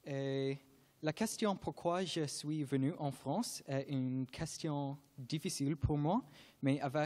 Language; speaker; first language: French; non-native, learner; English